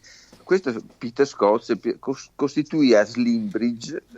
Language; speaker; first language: Italian; native; Italian